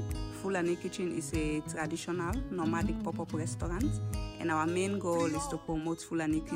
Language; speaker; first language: English; non-native, local second language; Fula